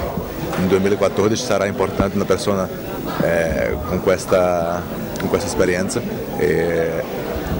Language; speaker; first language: Italian; non-native, fluent; Portuguese